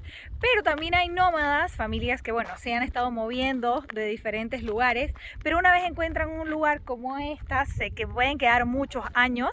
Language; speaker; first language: Spanish; native; Spanish